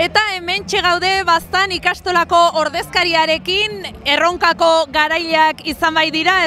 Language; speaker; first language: Basque; native; Basque